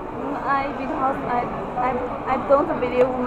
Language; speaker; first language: English; non-native, learner; Chinese